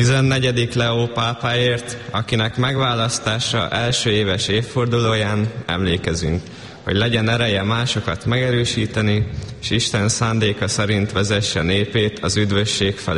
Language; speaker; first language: Hungarian; native; Hungarian